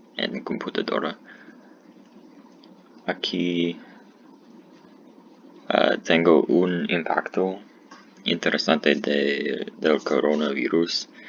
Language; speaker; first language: Spanish; non-native, learner; English